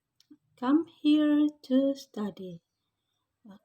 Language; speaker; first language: English; non-native, fluent; Indonesian